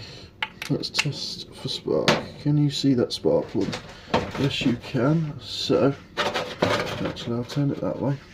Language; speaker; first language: English; native; English